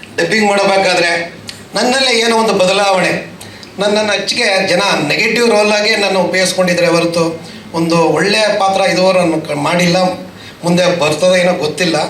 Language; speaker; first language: Kannada; native; Kannada